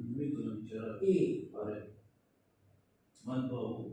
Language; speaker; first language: Persian; non-native, learner; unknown